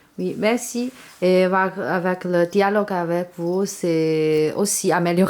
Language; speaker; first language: French; non-native, learner; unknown